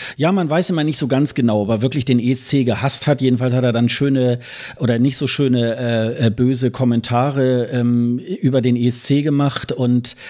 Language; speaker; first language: German; native; German